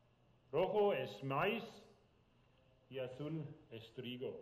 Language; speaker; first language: Spanish; non-native, learner; German